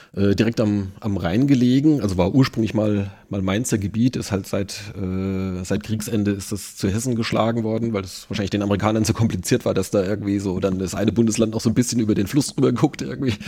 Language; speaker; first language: German; native; German